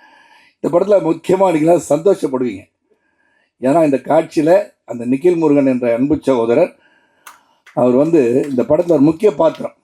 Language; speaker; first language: Tamil; native; Tamil